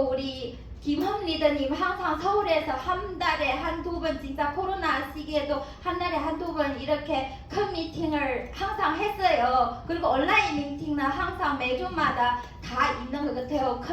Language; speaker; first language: Korean; non-native, learner; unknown